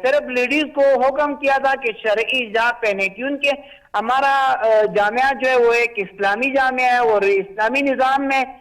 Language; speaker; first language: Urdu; non-native, learner; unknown